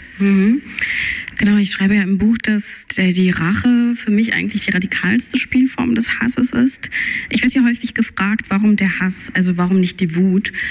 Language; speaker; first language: German; early bilingual, other home language; Turkish